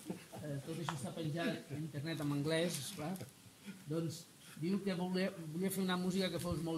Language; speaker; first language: Catalan; native; Catalan